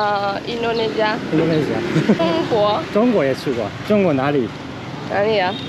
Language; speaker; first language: Chinese; non-native, learner; Vietnamese